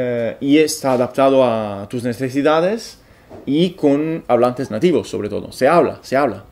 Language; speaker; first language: Spanish; non-native, fluent; Italian